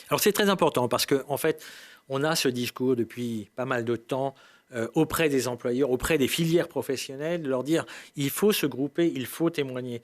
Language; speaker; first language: French; native; French